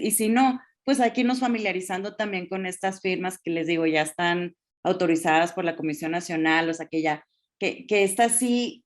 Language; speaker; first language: Spanish; native; Spanish